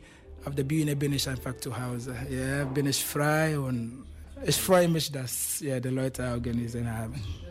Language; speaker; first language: German; non-native, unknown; Akan